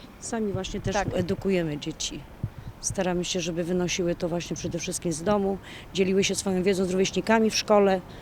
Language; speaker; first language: Polish; native; Polish